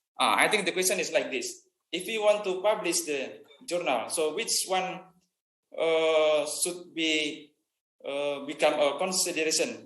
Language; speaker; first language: English; non-native, fluent; Indonesian